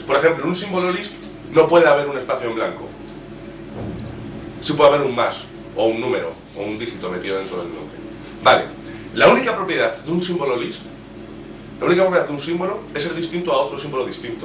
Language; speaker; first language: Spanish; native; Spanish